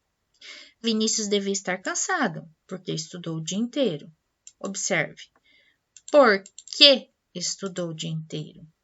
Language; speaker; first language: Portuguese; native; Portuguese